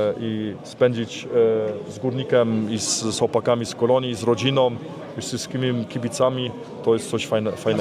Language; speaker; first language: Polish; early bilingual, heritage; Polish